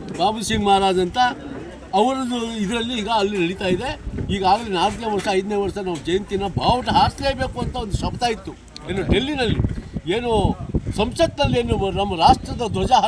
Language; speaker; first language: Kannada; non-native, local second language; Lambadi